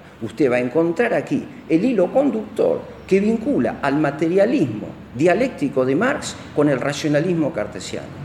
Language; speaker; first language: Spanish; native; Spanish